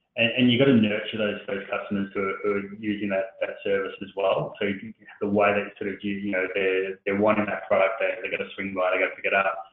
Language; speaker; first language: English; native; English